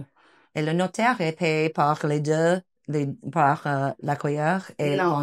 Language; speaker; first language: French; non-native, fluent; English